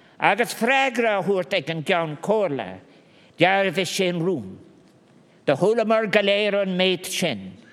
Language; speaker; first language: Irish; non-native, local second language; English